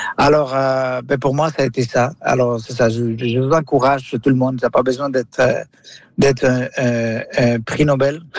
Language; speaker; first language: French; non-native, fluent; Spanish